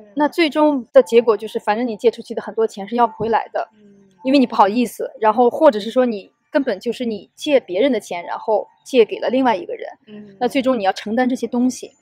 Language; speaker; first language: Chinese; native; Chinese